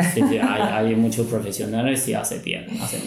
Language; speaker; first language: Spanish; non-native, fluent; Chinese